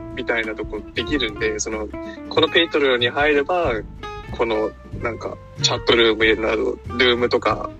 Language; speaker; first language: Japanese; early bilingual, heritage; Japanese